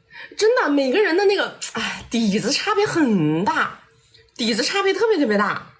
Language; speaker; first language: Chinese; native; Chinese